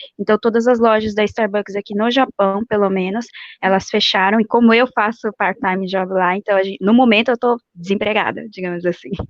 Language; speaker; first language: Portuguese; native; Portuguese